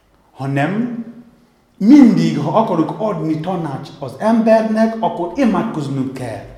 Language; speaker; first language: Hungarian; non-native, fluent; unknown